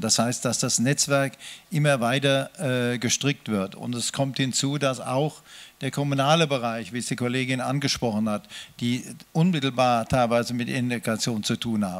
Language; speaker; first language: German; native; German